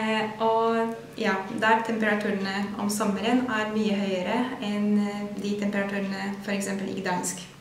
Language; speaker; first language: Norwegian; non-native, fluent; Polish